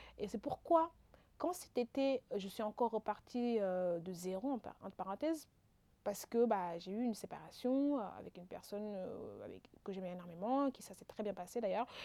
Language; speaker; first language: French; non-native, local second language; Wolof